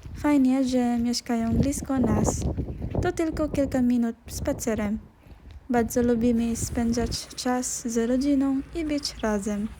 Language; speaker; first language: Polish; non-native, fluent; Hiligaynon